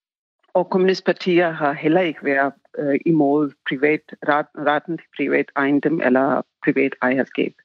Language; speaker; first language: Danish; non-native, fluent; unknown